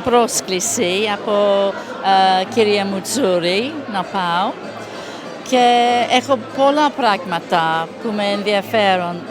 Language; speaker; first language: Greek; non-native, learner; English